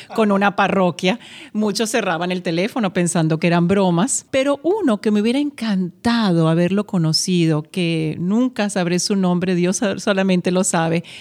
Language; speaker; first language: Spanish; native; Spanish